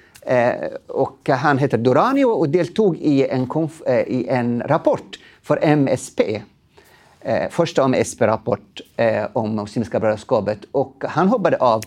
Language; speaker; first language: Swedish; non-native, fluent; Arabic